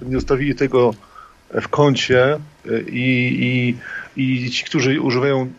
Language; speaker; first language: Polish; native; Polish